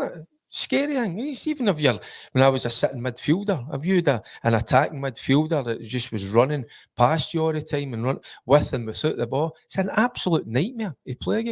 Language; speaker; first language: English; native; English